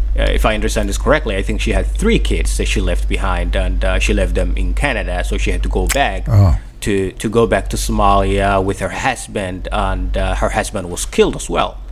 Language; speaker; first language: English; non-native, fluent; Somali